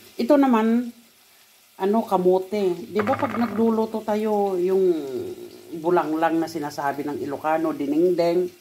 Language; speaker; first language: Filipino; non-native, local second language; Iloko